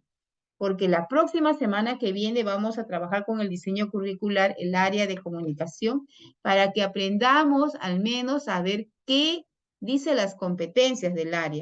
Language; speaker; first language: Spanish; native; Spanish